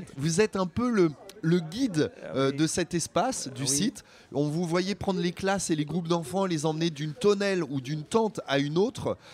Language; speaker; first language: French; native; French